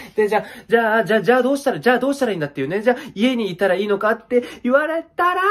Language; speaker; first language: Japanese; native; Japanese